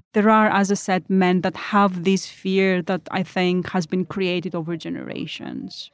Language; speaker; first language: English; non-native, fluent; Greek